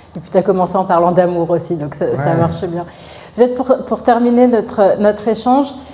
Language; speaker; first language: French; native; French